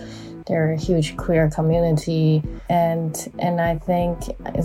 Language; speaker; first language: English; non-native, local second language; Cantonese